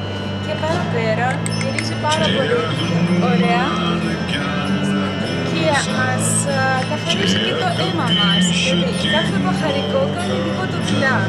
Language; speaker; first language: Greek; non-native, fluent; Ukrainian